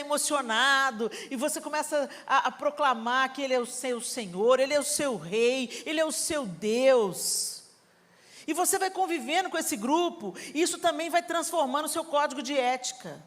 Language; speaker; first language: Portuguese; native; Portuguese